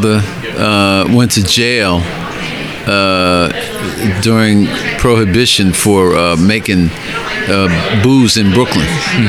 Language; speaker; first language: English; native; English